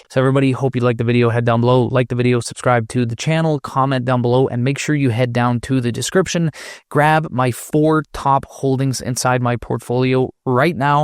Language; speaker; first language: English; native; English